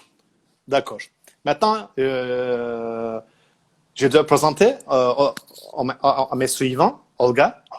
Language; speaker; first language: French; non-native, learner; Turkish